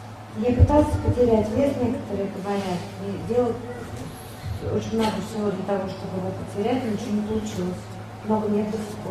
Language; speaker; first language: Russian; native; Russian